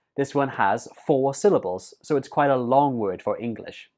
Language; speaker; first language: English; native; English